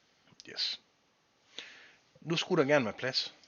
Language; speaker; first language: Danish; native; Danish